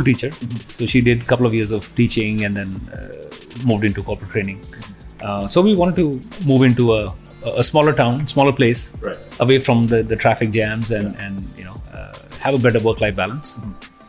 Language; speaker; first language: English; non-native, local second language; Hindi